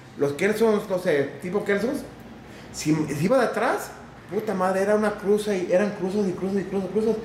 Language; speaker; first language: Spanish; early bilingual, heritage; Spanish